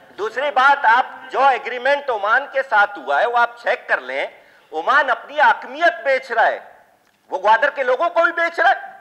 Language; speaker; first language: Urdu; non-native, local second language; Baluchi